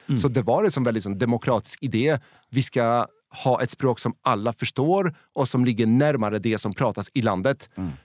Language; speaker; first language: Swedish; non-native, fluent; Polish